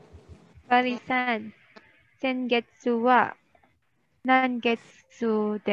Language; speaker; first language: Japanese; non-native, learner; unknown